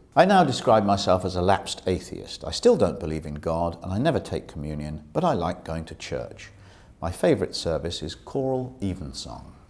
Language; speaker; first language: English; native; English